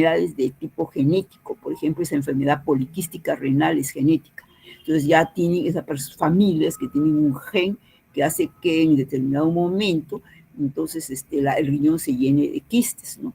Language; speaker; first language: Spanish; native; Spanish